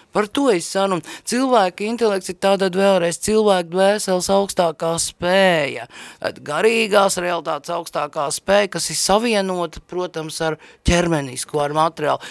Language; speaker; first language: Latvian; native; Latvian